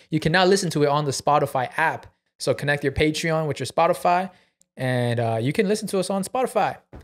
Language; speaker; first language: English; early bilingual, other home language; Spanish